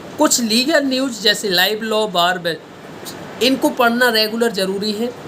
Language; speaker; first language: Hindi; native; Hindi